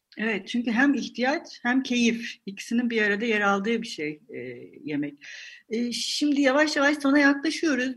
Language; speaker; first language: Turkish; native; Turkish